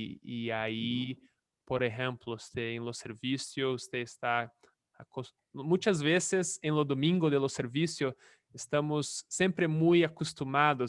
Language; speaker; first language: Spanish; non-native, fluent; Portuguese